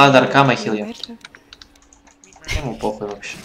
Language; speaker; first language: Russian; native; Russian